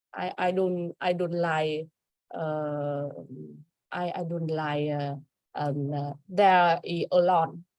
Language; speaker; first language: English; non-native, learner; Vietnamese